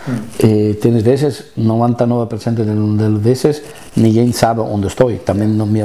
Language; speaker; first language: Spanish; non-native, fluent; Italian